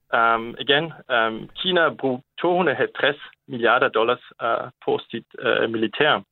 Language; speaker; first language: Danish; non-native, fluent; Japanese